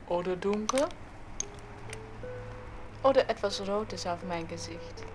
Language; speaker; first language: German; non-native, learner; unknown